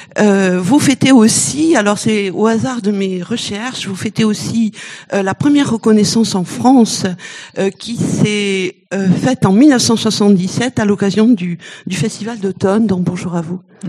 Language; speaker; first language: French; native; French